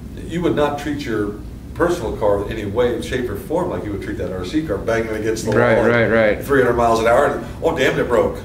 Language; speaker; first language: English; native; English